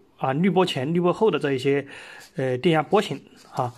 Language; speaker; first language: Chinese; native; Chinese